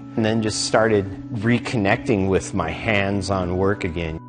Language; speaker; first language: English; native; English